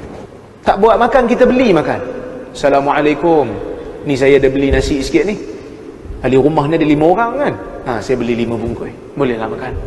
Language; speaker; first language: Malay; native; Malay